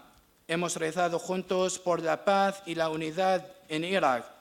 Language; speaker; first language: Spanish; non-native, learner; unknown